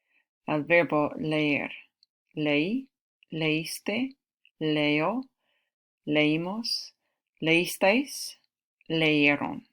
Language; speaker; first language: Spanish; non-native, fluent; English